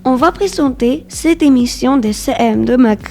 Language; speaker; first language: French; non-native, fluent; Spanish